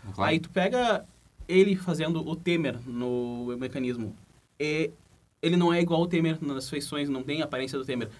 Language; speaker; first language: Portuguese; native; Portuguese